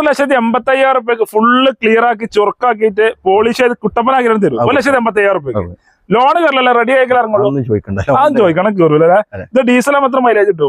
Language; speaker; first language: Malayalam; native; Malayalam